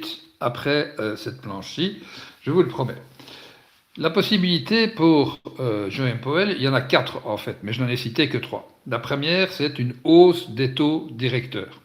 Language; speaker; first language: French; native; French